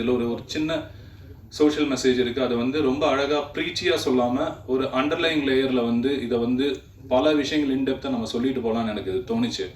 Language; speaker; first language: Tamil; native; Tamil